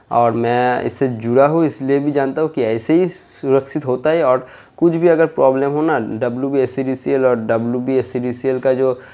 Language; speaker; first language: Hindi; non-native, local second language; Bangla